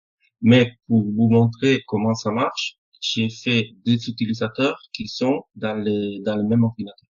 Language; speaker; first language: French; non-native, fluent; Spanish